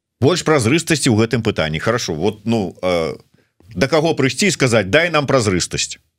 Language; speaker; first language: Belarusian; non-native, local second language; Russian